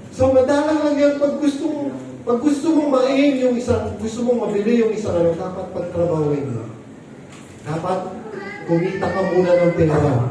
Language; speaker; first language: Filipino; non-native, local second language; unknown